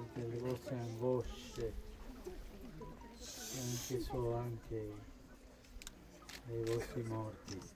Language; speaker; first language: Italian; non-native, fluent; Spanish